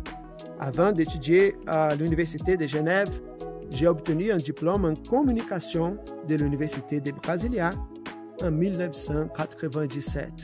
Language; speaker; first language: French; non-native, fluent; Portuguese